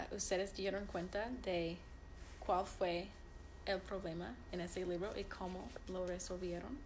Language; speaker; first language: Spanish; non-native, fluent; English